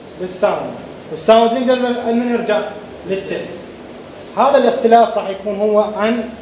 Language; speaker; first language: Arabic; native; Arabic